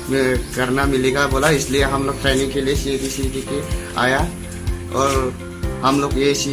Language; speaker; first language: Hindi; non-native, local second language; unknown